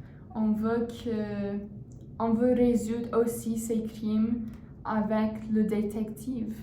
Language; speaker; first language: French; non-native, learner; English